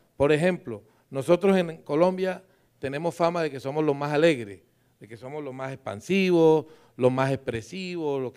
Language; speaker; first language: Spanish; native; Spanish